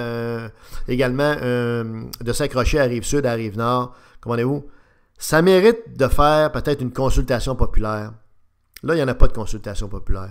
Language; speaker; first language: French; native; French